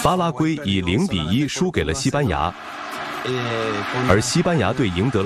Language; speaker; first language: Chinese; non-native, fluent; Guarani